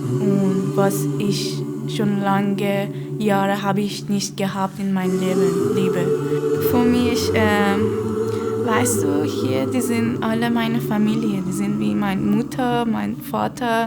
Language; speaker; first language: German; non-native, learner; Persian